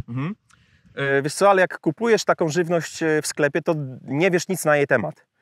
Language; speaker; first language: Polish; native; Polish